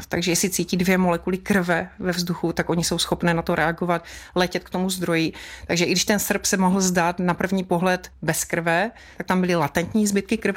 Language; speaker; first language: Czech; native; Czech